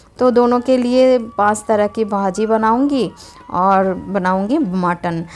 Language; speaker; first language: Hindi; non-native, local second language; Bangla